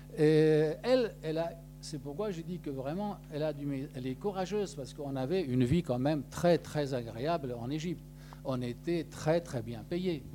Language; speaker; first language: French; non-native, local second language; Arabic